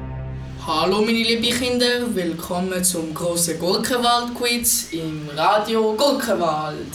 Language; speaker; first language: German; non-native, local second language; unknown